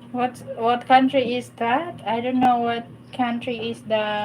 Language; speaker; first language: English; non-native, local second language; Cebuano